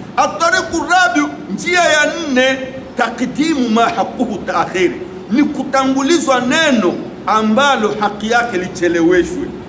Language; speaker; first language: Swahili; native; Swahili